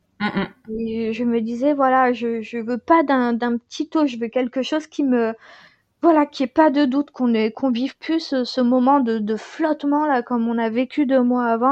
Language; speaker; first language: French; native; French